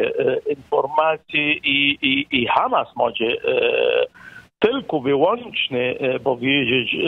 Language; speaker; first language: Polish; non-native, fluent; Arabic